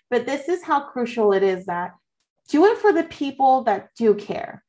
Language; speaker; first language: English; early bilingual, other home language; Spanish